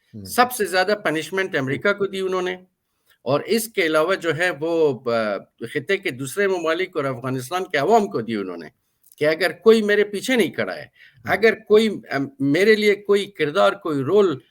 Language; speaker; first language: Hindi; non-native, fluent; Persian